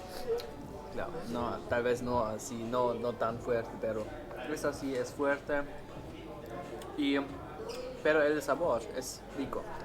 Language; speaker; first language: Spanish; non-native, learner; German